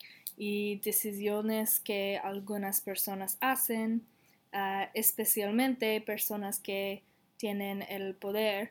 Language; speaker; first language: Spanish; non-native, learner; English